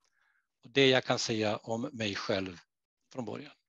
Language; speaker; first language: Swedish; non-native, fluent; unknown